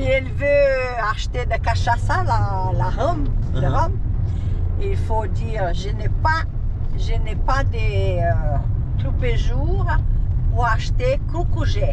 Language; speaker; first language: French; non-native, fluent; Portuguese